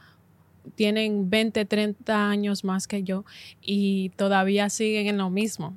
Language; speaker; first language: Spanish; early bilingual, heritage; Spanish